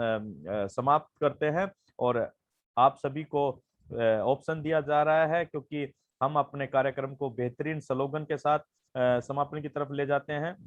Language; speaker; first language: Hindi; native; Hindi